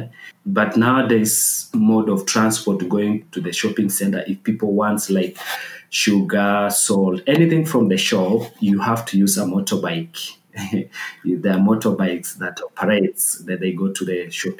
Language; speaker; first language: English; non-native, local second language; Masai